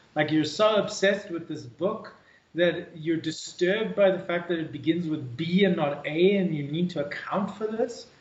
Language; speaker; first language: English; native; English